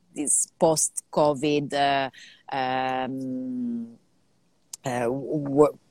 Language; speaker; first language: English; non-native, fluent; Italian